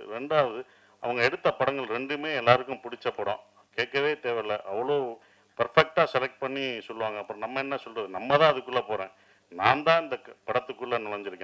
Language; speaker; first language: Tamil; native; Tamil